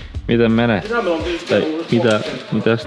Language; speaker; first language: Finnish; non-native, fluent; Swedish